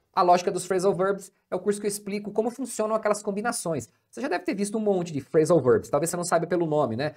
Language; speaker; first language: Portuguese; native; Portuguese